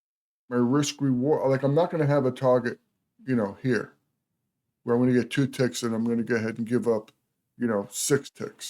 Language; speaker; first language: English; native; English